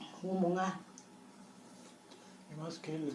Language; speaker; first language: Swedish; non-native, learner; Thai